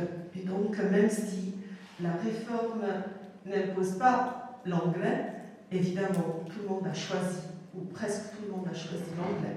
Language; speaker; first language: French; non-native, fluent; Italian